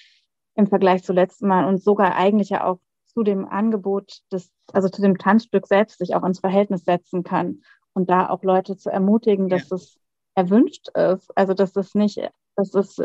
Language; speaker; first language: German; native; German